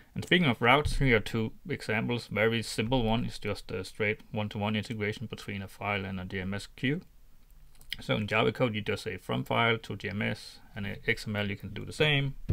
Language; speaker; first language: English; non-native, fluent; Danish